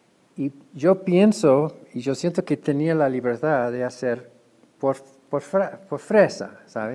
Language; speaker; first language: Spanish; non-native, fluent; English